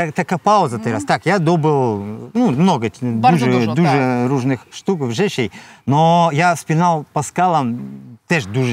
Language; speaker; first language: Polish; non-native, learner; Russian